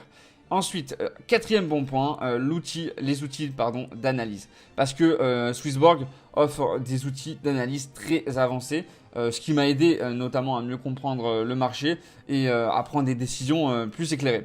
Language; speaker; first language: French; native; French